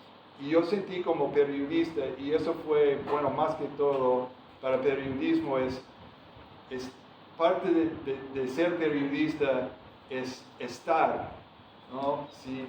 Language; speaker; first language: Spanish; non-native, fluent; English